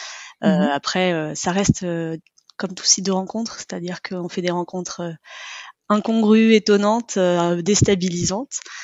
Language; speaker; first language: French; native; French